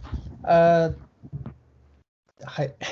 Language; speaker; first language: Japanese; non-native, learner; English